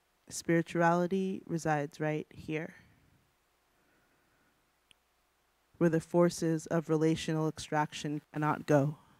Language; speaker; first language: English; native; English